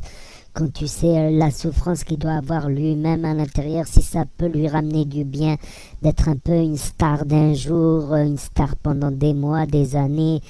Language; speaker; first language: French; native; French